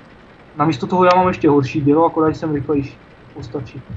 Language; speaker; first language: Czech; native; Czech